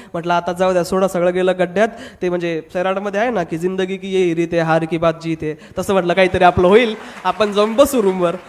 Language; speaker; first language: Marathi; non-native, local second language; Hindi